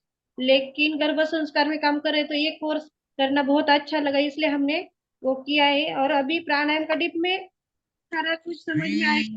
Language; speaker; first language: Hindi; non-native, local second language; Telugu